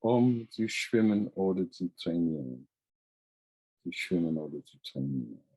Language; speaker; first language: German; non-native, fluent; English